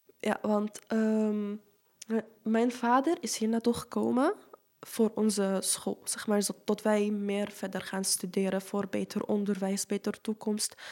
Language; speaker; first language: Dutch; non-native, fluent; Arabic